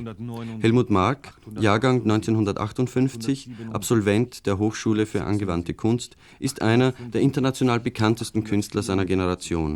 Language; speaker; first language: German; native; German